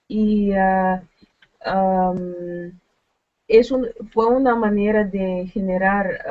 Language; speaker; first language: Spanish; non-native, learner; Dutch